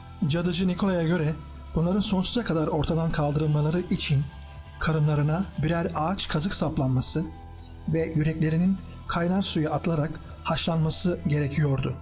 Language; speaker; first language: Turkish; native; Turkish